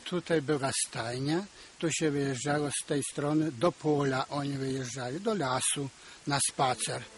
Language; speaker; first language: Polish; early bilingual, heritage; Polish